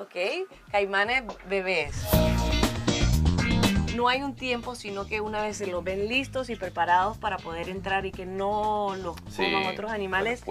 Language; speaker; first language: Spanish; native; Spanish